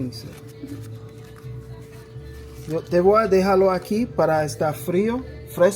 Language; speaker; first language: Spanish; non-native, learner; English